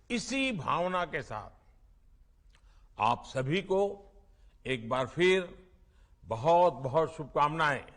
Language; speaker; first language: Hindi; non-native, local second language; Gujarati